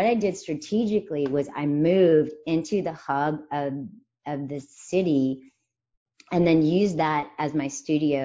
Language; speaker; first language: English; native; English